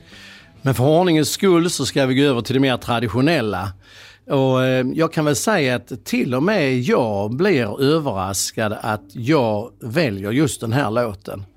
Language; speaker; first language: Swedish; native; Swedish